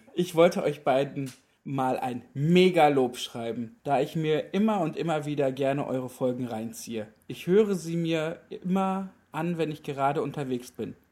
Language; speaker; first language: German; native; German